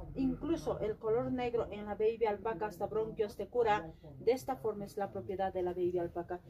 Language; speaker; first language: Spanish; non-native, local second language; Quechua